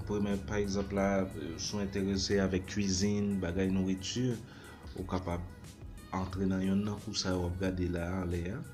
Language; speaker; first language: French; non-native, learner; Haitian Creole